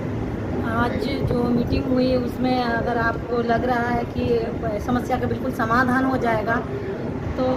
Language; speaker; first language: Hindi; native; Hindi